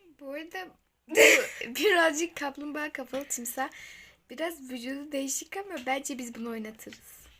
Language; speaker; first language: Turkish; native; Turkish